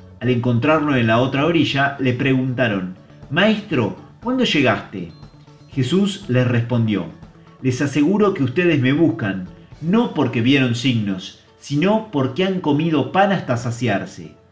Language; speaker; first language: Spanish; native; Spanish